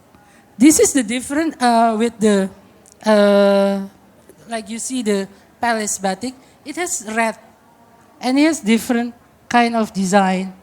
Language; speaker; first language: English; non-native, fluent; Indonesian